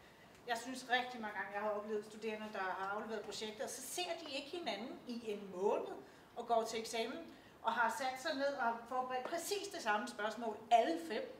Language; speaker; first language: Danish; native; Danish